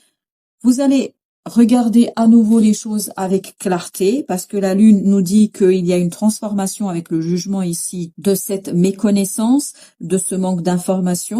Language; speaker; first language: French; native; French